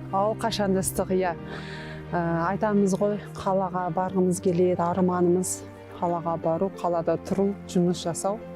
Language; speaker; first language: Kazakh; non-native, local second language; Russian